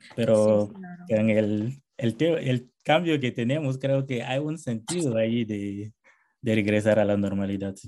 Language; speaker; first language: Spanish; non-native, fluent; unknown